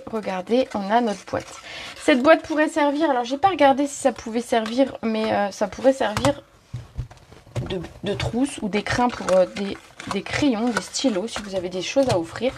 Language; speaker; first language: French; native; French